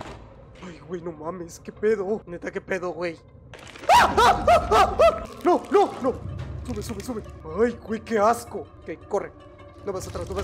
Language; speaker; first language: Spanish; native; Spanish